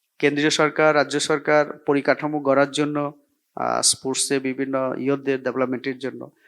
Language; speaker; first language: Bangla; non-native, local second language; Kok Borok